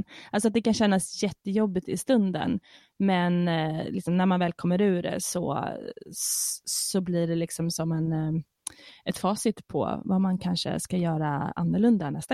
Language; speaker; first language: Swedish; native; Swedish